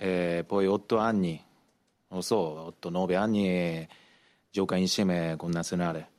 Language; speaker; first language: Italian; non-native, learner; Japanese